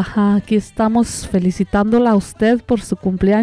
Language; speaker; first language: Spanish; native; Spanish